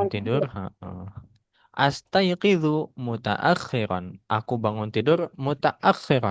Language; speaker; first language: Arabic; non-native, fluent; Indonesian